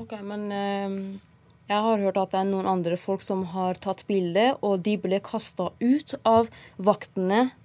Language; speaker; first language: Norwegian; non-native, fluent; Persian